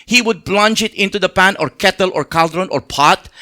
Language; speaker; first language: English; non-native, local second language; Filipino